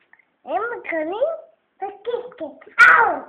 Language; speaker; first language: Hebrew; early bilingual, other home language; Russian